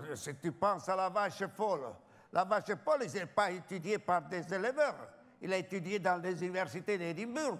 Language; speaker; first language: French; non-native, learner; Italian